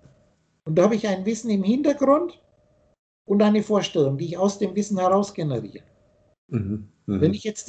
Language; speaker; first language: German; native; German